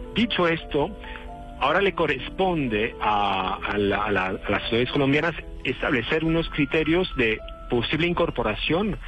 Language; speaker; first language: Spanish; non-native, fluent; French